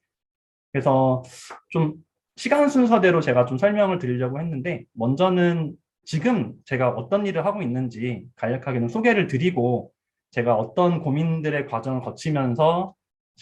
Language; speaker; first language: Korean; early bilingual, heritage; Korean